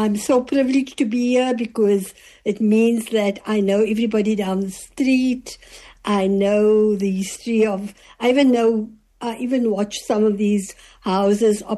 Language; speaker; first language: English; native; English